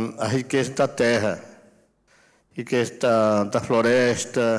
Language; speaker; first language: Portuguese; non-native, local second language; Yanomámi